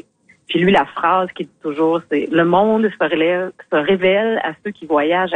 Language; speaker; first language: French; native; French